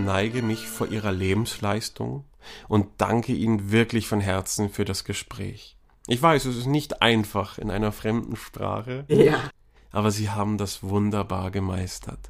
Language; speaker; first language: German; native; German